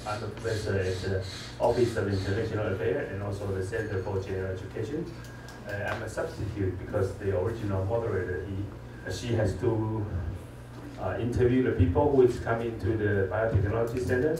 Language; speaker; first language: English; non-native, fluent; Chinese